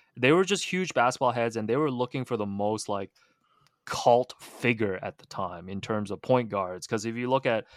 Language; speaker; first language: English; early bilingual, other home language; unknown